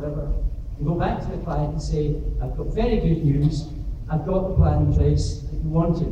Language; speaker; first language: English; native; English